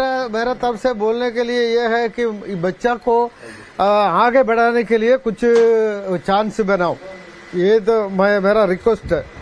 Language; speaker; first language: Hindi; non-native, local second language; Malayalam